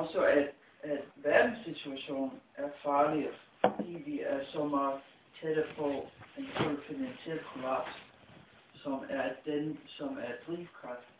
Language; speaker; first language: Danish; non-native, fluent; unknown